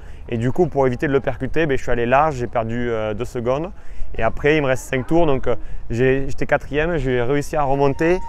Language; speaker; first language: French; native; French